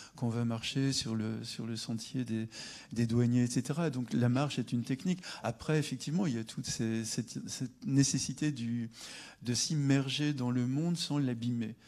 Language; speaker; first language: French; native; French